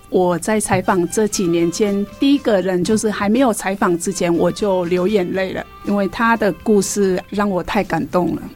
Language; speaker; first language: Chinese; non-native, fluent; Vietnamese